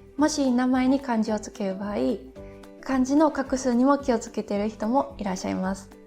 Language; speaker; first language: Japanese; native; Japanese